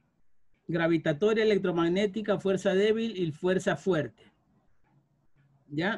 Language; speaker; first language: Spanish; native; Spanish